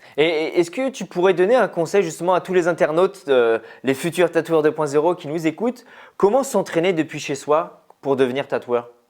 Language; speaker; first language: French; native; French